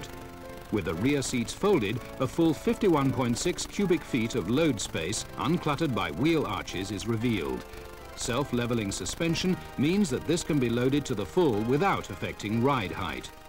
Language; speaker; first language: English; native; English